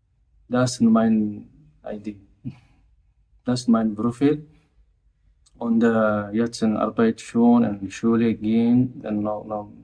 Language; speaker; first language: German; non-native, learner; Somali